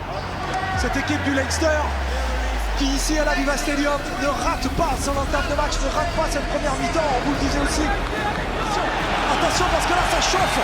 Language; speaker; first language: French; native; French